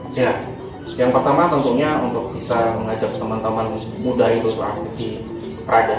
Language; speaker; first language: Indonesian; native; Indonesian